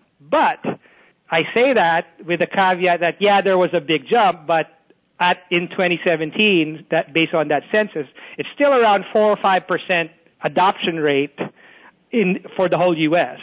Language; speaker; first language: English; non-native, local second language; Filipino